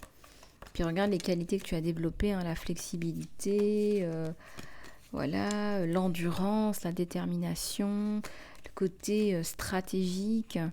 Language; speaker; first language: French; native; French